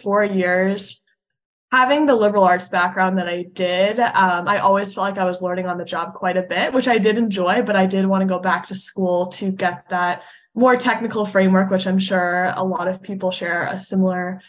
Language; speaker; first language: English; native; English